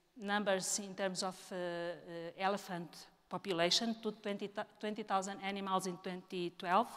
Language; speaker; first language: English; non-native, fluent; Portuguese